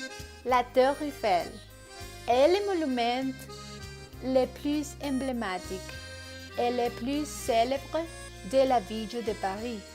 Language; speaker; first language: French; non-native, learner; Spanish